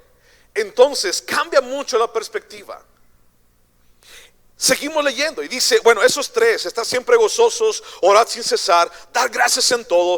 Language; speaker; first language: Spanish; native; Spanish